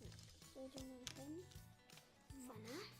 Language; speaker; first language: Welsh; non-native, local second language; English